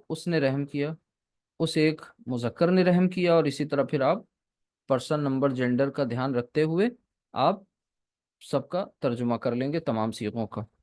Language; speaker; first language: Urdu; native; Urdu